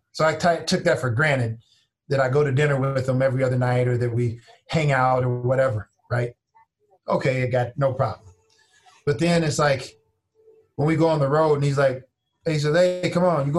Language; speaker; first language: English; native; English